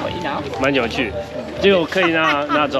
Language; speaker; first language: Chinese; non-native, learner; English